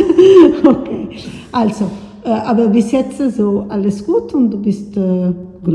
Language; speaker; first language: German; non-native, fluent; Italian